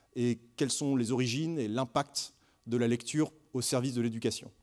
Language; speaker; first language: French; native; French